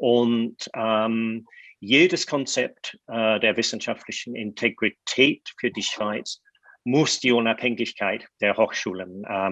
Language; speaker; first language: German; non-native, fluent; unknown